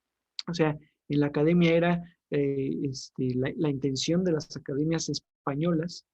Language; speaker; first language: Spanish; native; Spanish